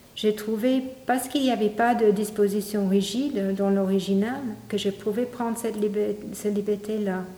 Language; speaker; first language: French; non-native, fluent; English